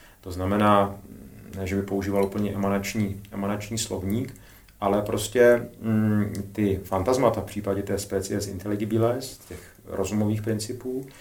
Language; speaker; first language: Czech; native; Czech